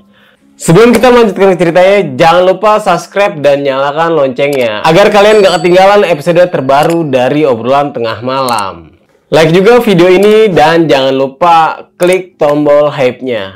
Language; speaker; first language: Indonesian; native; Indonesian